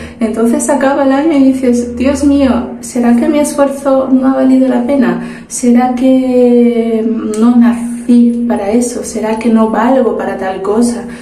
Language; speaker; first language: Spanish; early bilingual, other home language; Portuguese